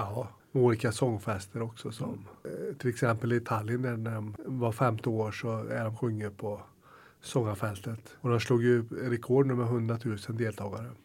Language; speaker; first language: Swedish; native; Swedish